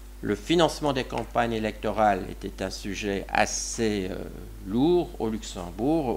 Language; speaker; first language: French; non-native, local second language; Luxembourgish